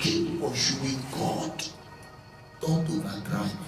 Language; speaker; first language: English; non-native, local second language; Igbo